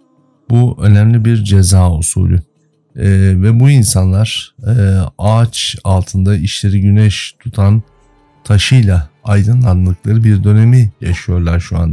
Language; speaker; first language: Turkish; native; Turkish